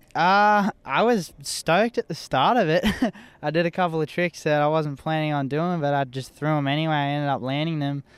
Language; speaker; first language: English; non-native, fluent; Japanese